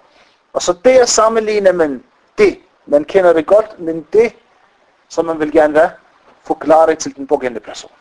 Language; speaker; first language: Danish; non-native, fluent; Arabic